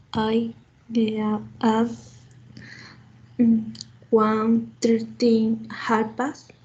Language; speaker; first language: English; non-native, learner; Spanish